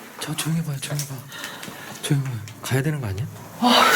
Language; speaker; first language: Korean; native; Korean